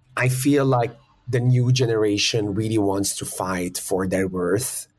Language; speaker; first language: English; early bilingual, other home language; Arabic